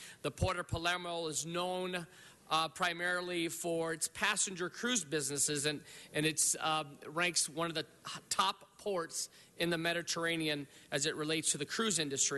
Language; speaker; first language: English; native; English